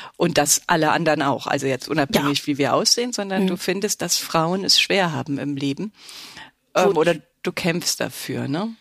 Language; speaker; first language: German; native; German